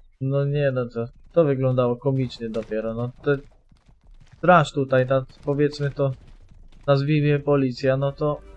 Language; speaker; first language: Polish; native; Polish